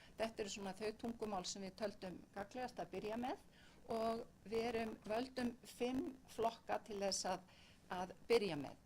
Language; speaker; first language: Icelandic; native; Icelandic